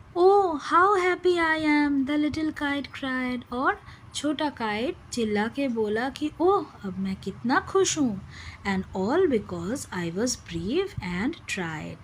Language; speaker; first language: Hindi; non-native, local second language; Bangla